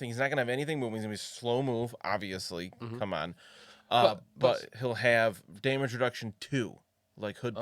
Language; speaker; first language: English; native; English